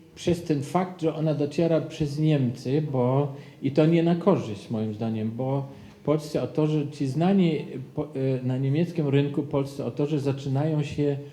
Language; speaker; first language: Polish; non-native, fluent; German